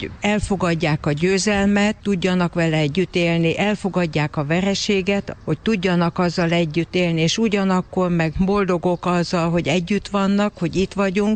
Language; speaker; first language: Hungarian; native; Hungarian